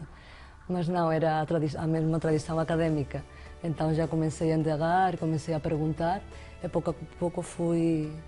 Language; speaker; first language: Portuguese; non-native, fluent; Spanish